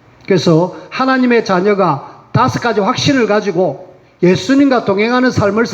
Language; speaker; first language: Korean; native; Korean